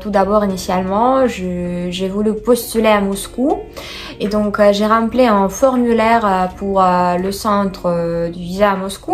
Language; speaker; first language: French; non-native, fluent; Russian